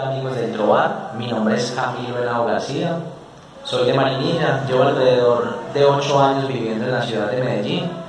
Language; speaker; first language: Spanish; native; Spanish